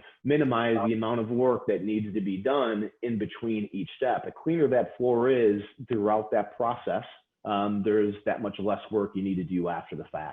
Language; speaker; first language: English; native; English